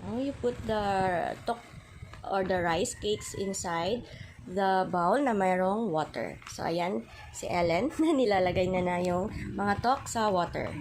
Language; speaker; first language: Filipino; native; Filipino